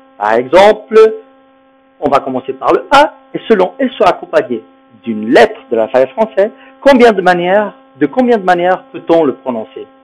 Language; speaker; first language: French; non-native, fluent; Spanish